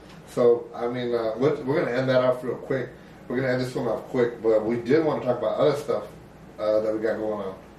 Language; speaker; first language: English; early bilingual, other home language; Spanish